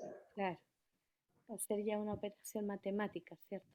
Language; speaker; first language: Spanish; native; Spanish